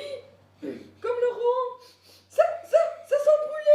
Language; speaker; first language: French; native; French